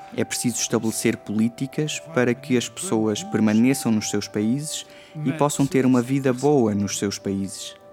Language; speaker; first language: Portuguese; non-native, fluent; Luxembourgish